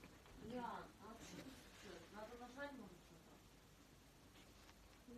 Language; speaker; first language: Russian; native; Russian